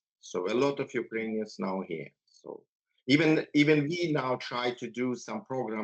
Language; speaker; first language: English; non-native, fluent; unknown